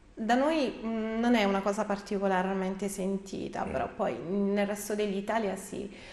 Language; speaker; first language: Italian; native; Italian